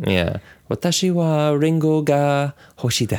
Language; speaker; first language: Japanese; non-native, learner; English